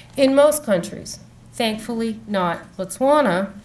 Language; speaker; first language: English; native; English